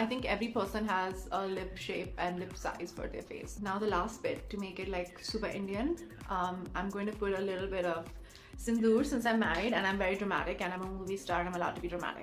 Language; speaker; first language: English; non-native, local second language; Hindi